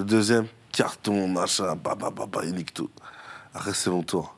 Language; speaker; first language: French; native; French